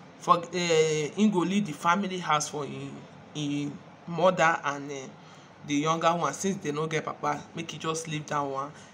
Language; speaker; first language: Nigerian Pidgin; non-native, local second language; Igbo